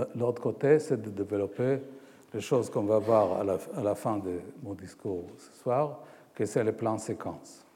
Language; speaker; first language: French; non-native, fluent; Hebrew